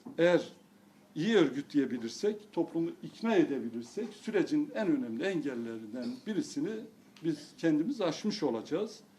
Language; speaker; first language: Turkish; non-native, local second language; Kurdish